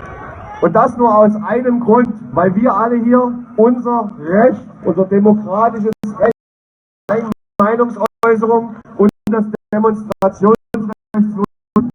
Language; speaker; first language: German; native; German